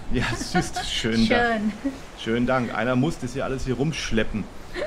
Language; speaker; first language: German; native; German